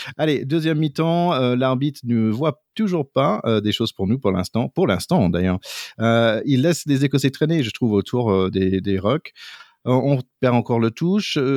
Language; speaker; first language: French; non-native, fluent; English